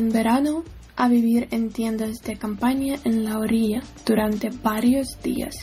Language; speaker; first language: Spanish; non-native, learner; Ukrainian